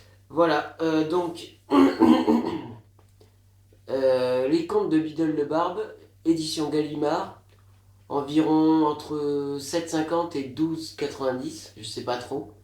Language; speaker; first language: French; native; French